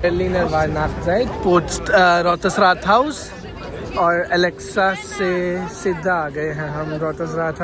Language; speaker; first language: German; non-native, learner; Hindi